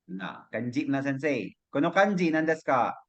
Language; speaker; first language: Japanese; non-native, fluent; Cebuano